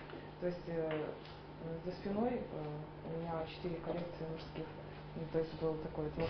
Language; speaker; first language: Russian; native; Russian